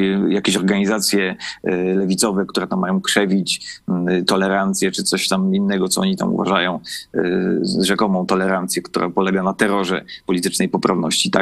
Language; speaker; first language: Polish; native; Polish